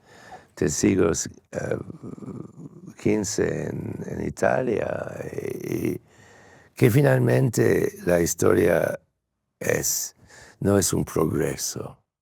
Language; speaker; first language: Spanish; non-native, fluent; English